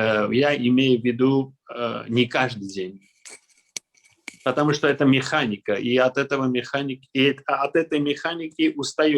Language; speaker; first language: Russian; non-native, local second language; Armenian